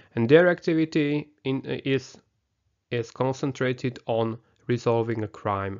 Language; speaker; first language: English; non-native, fluent; Slovak